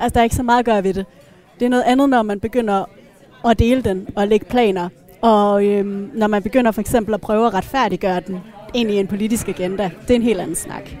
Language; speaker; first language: Danish; native; Danish